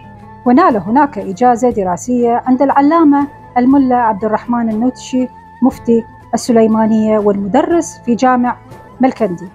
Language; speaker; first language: Arabic; non-native, local second language; Kurdish